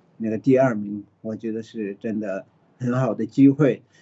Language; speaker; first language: Chinese; early bilingual, other home language; Tibetan